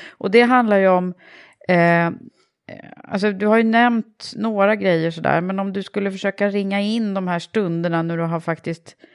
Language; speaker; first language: Swedish; native; Swedish